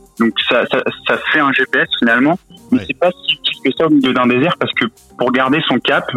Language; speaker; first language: French; native; French